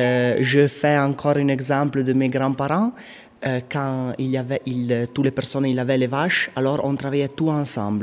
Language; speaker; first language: French; non-native, local second language; Italian